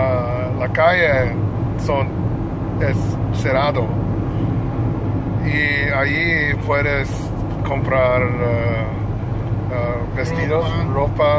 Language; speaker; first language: Spanish; non-native, learner; English